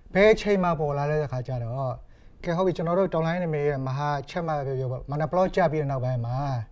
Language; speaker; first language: Burmese; native; Burmese